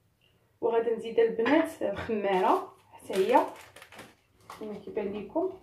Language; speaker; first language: Arabic; native; Arabic